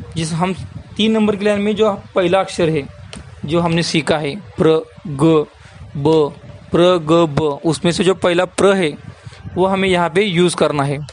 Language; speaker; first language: Hindi; non-native, local second language; Marathi